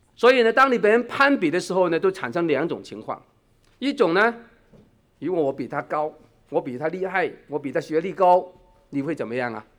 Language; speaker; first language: Chinese; non-native, local second language; Cantonese